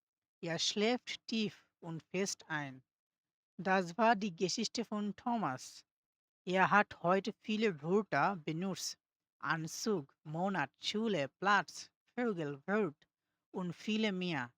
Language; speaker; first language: German; non-native, learner; Bangla